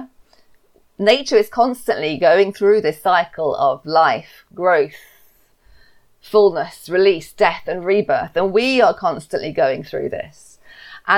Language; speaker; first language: English; native; English